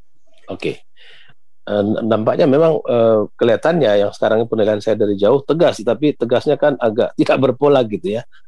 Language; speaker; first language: Indonesian; native; Indonesian